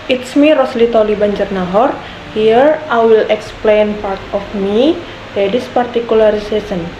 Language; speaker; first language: English; non-native, learner; Indonesian